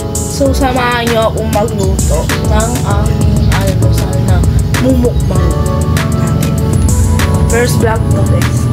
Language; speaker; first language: Filipino; non-native, local second language; Pampanga